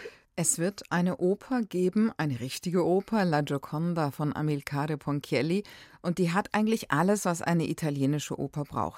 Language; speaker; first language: German; native; German